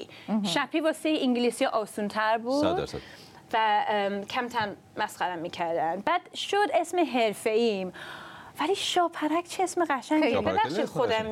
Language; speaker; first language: Persian; early bilingual, other home language; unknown